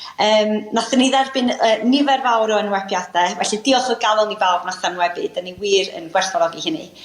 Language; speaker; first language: Welsh; native; Welsh